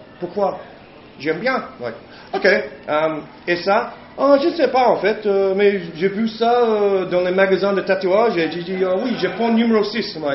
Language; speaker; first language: French; non-native, learner; English